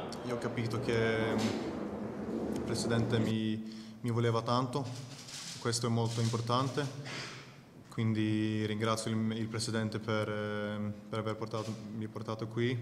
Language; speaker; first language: Italian; non-native, fluent; Swedish